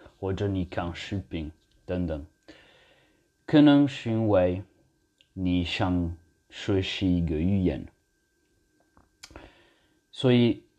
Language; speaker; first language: Chinese; non-native, learner; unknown